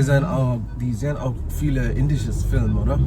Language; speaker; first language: German; non-native, learner; Hindi